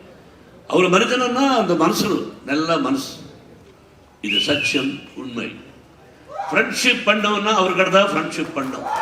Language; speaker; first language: Tamil; non-native, learner; Telugu